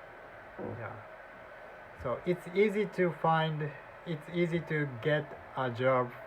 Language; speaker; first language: English; non-native, learner; Japanese